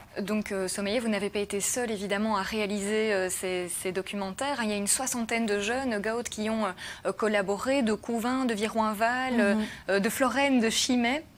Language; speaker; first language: French; native; French